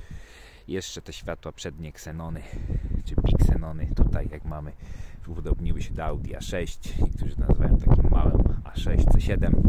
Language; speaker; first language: Polish; native; Polish